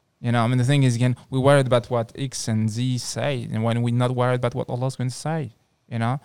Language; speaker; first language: English; non-native, fluent; French